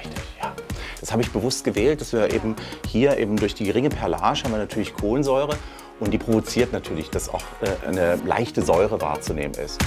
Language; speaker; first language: German; native; German